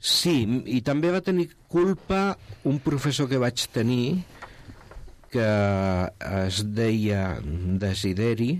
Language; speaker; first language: Catalan; non-native, local second language; Spanish